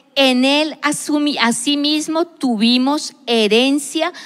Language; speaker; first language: Spanish; native; Spanish